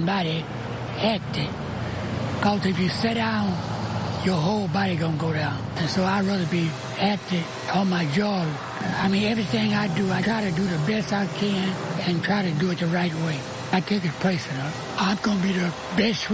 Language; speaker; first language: English; native; English